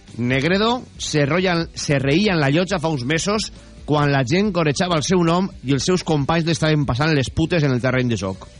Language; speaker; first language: Catalan; native; Catalan